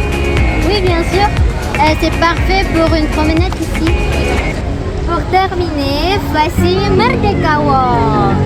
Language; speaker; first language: French; non-native, learner; Indonesian